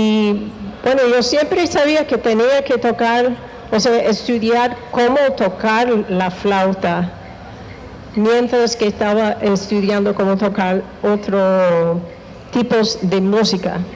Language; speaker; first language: Spanish; non-native, fluent; English